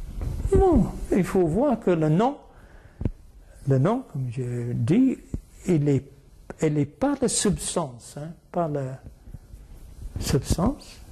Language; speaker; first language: French; non-native, fluent; English